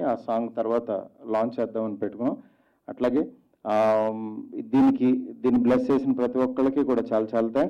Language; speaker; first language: Telugu; native; Telugu